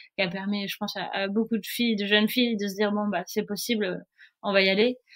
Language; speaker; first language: French; native; French